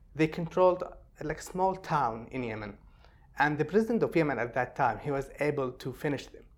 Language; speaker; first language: English; non-native, fluent; Arabic